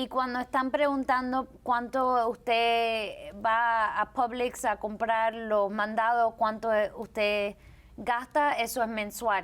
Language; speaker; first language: Spanish; early bilingual, heritage; Spanish